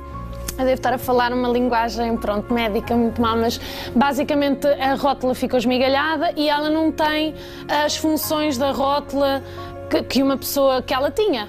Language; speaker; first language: Portuguese; native; Portuguese